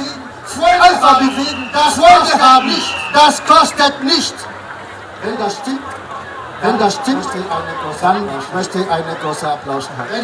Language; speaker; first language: German; non-native, learner; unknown